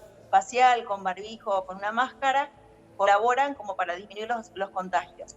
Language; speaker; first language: Spanish; native; Spanish